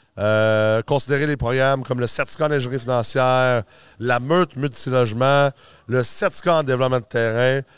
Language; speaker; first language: French; native; French